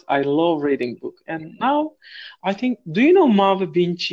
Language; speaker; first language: English; non-native, fluent; Turkish